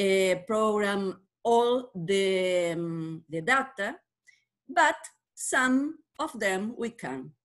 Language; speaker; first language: English; non-native, learner; Spanish